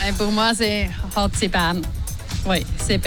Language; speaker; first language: French; non-native, local second language; German